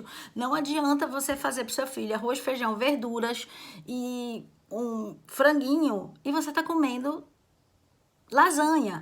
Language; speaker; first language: Portuguese; native; Portuguese